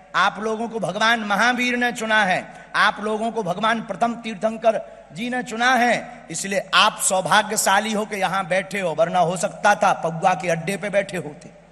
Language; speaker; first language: Hindi; native; Hindi